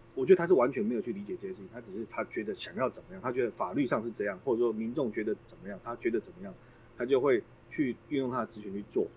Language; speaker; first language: Chinese; native; Chinese